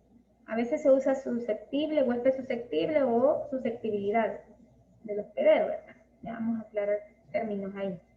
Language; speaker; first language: Spanish; native; Spanish